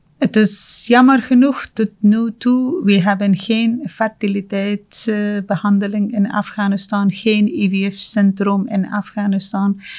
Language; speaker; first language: Dutch; non-native, fluent; Persian